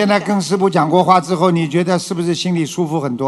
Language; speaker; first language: Chinese; native; Chinese